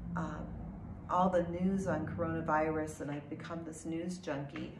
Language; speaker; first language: English; native; English